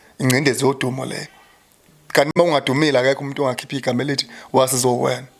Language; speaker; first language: Zulu; native; Zulu